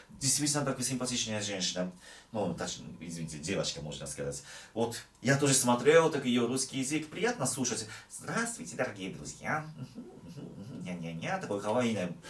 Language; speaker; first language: Russian; non-native, fluent; Japanese